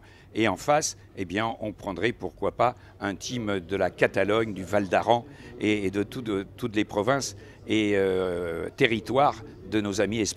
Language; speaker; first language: French; native; French